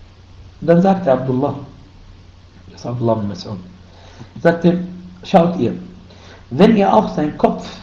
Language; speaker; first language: German; non-native, fluent; Arabic